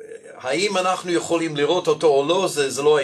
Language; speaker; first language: Hebrew; non-native, fluent; English